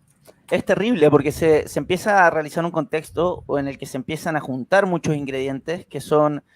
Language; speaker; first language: Spanish; native; Spanish